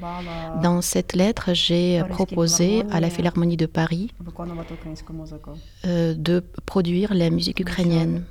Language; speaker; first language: French; non-native, fluent; Ukrainian